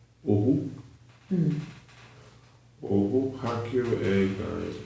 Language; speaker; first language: Korean; non-native, learner; English